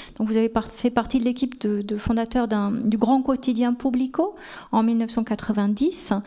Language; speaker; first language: French; native; French